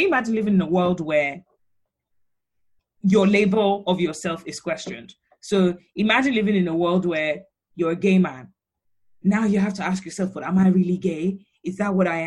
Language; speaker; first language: English; non-native, local second language; Yoruba